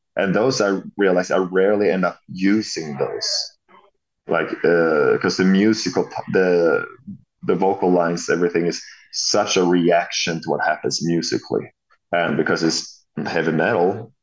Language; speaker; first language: English; non-native, fluent; Swedish